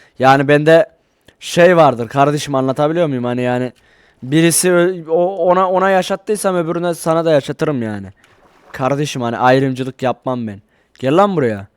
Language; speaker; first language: Turkish; native; Turkish